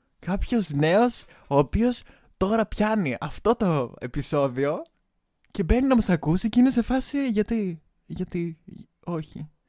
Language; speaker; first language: Greek; native; Greek